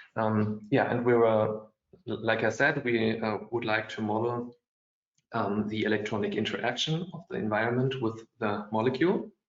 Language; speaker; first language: English; non-native, fluent; German